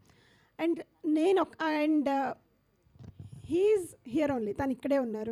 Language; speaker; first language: Telugu; native; Telugu